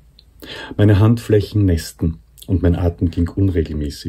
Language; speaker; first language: German; native; German